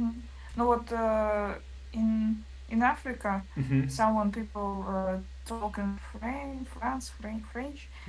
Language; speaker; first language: English; non-native, learner; Russian